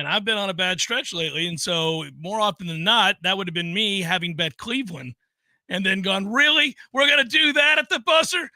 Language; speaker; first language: English; native; English